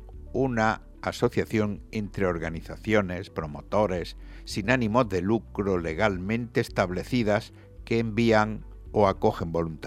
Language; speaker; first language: Spanish; native; Spanish